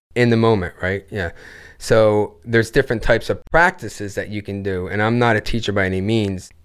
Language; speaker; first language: English; native; English